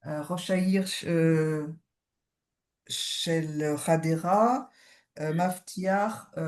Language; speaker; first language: Hebrew; non-native, learner; French